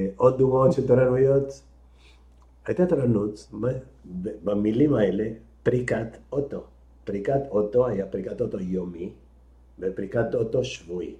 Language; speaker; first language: Hebrew; non-native, fluent; Spanish